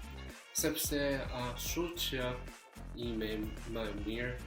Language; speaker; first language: Albanian; non-native, learner; English